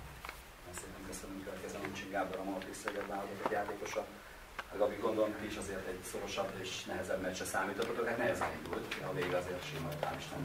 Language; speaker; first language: Hungarian; native; Hungarian